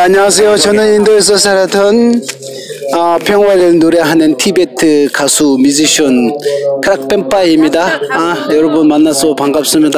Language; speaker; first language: Korean; non-native, fluent; Tibetan